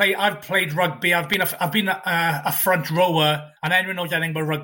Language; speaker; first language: English; native; English